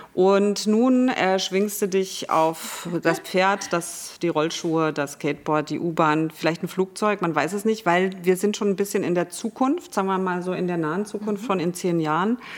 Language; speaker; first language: German; native; German